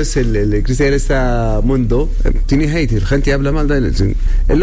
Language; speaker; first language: Spanish; non-native, learner; Arabic